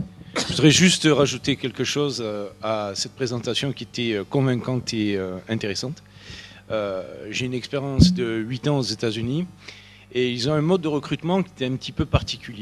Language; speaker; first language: French; native; French